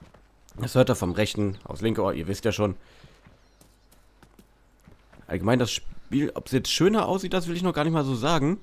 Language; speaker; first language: German; native; German